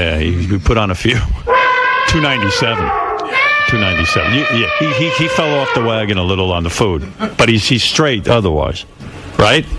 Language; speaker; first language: English; native; English